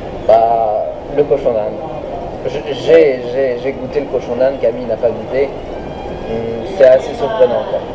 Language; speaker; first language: French; native; French